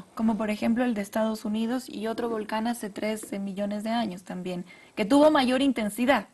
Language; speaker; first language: Spanish; native; Spanish